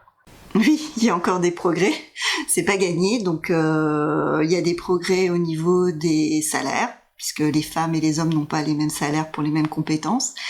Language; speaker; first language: French; native; French